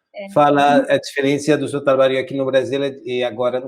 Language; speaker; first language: Portuguese; non-native, fluent; French